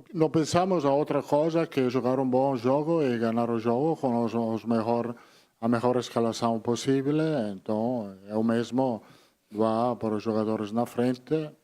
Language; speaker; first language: Portuguese; non-native, fluent; Italian